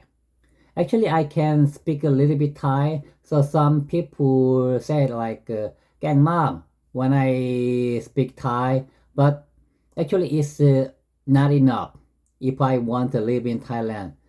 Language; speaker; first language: English; non-native, learner; Korean